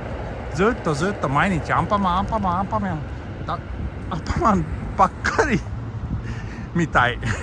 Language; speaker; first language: Japanese; non-native, fluent; Swedish